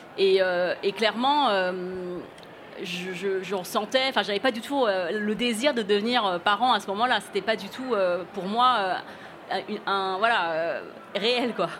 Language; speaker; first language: French; early bilingual, other home language; Cantonese